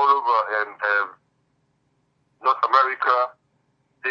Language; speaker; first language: English; non-native, local second language; Krio